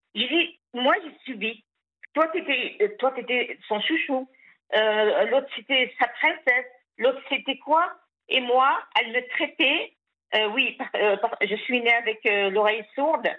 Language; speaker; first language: French; non-native, local second language; Kabyle